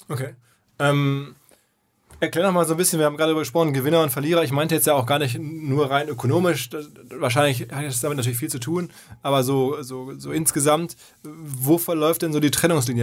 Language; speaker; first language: German; native; German